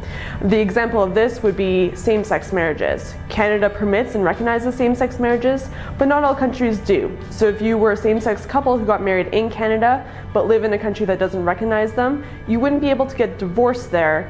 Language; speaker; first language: English; native; English